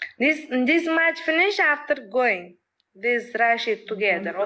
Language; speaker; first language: English; non-native, learner; Uzbek